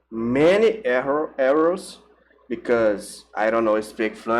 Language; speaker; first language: English; non-native, learner; Portuguese